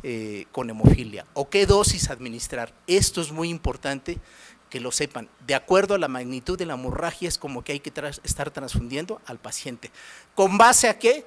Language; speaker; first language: Spanish; native; Spanish